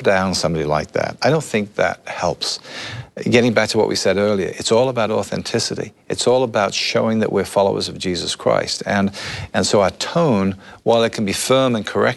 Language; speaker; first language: English; native; English